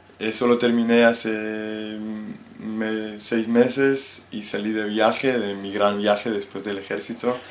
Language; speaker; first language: Spanish; non-native, fluent; Hebrew